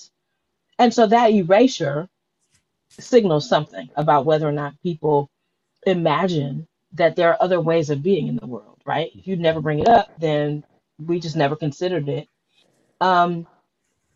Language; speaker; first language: English; native; English